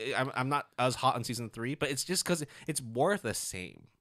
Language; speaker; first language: English; non-native, local second language; Cantonese